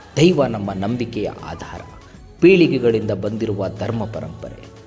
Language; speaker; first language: Kannada; non-native, local second language; Tulu